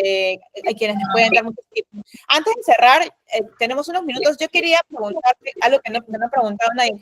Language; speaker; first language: Spanish; native; Spanish